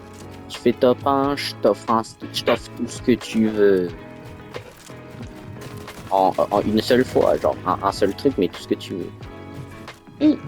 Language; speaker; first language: French; native; French